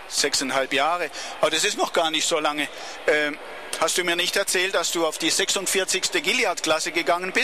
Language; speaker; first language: German; native; German